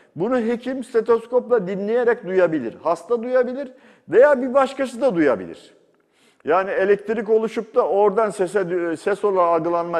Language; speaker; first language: Turkish; native; Turkish